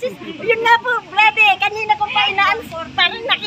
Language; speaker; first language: Filipino; native; Filipino